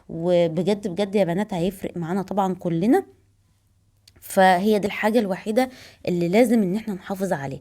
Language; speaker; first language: Arabic; native; Arabic